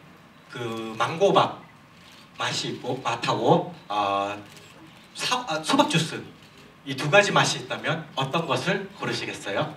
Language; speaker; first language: Korean; non-native, fluent; Thai